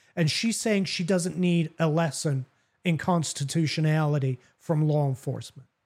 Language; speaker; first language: English; native; English